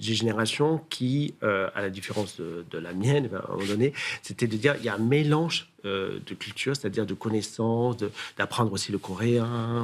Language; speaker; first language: French; native; French